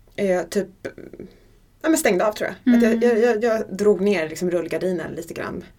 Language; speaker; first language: Swedish; native; Swedish